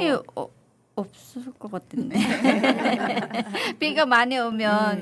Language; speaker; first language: Korean; non-native, learner; Filipino